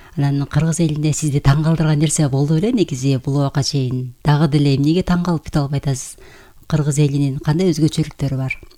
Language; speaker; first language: Kyrgyz; native; Kyrgyz